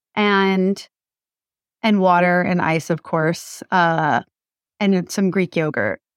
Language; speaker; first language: English; native; English